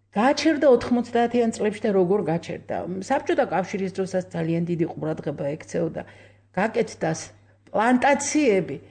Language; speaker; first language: Georgian; native; Georgian